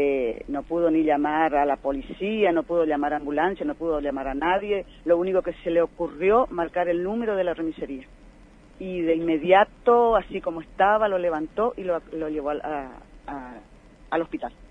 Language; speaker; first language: Spanish; native; Spanish